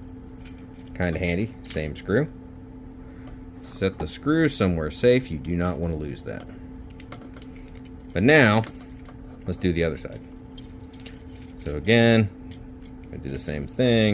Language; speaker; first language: English; native; English